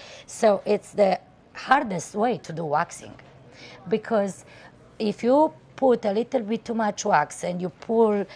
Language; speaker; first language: English; non-native, fluent; Romanian